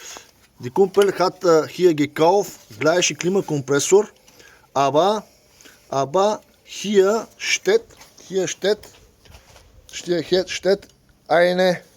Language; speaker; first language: German; non-native, learner; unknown